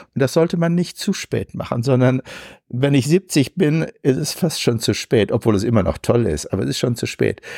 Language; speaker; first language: German; native; German